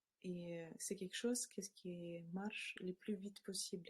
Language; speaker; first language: French; non-native, learner; Russian